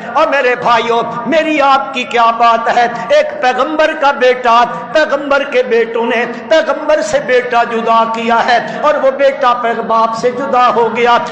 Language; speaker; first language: Urdu; non-native, local second language; Punjabi